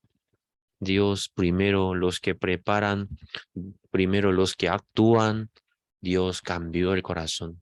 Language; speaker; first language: Spanish; non-native, fluent; Korean